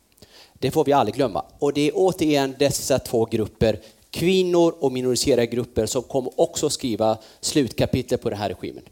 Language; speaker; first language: Swedish; non-native, fluent; Kurdish